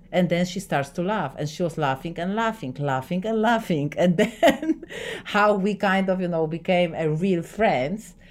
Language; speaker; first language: English; non-native, fluent; Polish